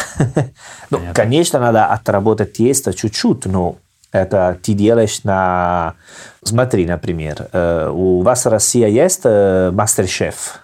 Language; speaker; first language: Russian; non-native, fluent; Italian